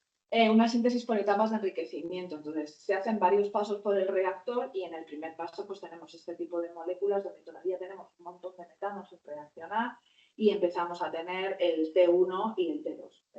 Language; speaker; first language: Spanish; native; Spanish